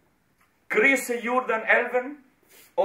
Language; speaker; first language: Swedish; non-native, fluent; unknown